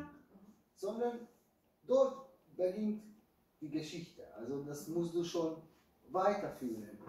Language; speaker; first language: German; non-native, fluent; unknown